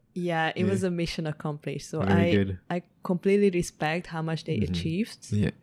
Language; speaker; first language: English; early bilingual, heritage; Hungarian